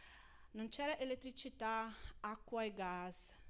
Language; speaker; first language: Italian; non-native, fluent; Ukrainian